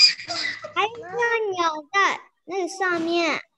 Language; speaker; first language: Chinese; early bilingual, heritage; English